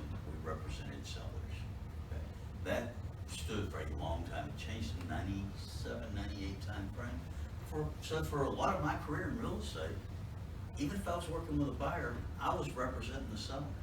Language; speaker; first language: English; native; English